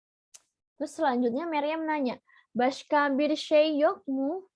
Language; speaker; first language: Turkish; non-native, learner; Indonesian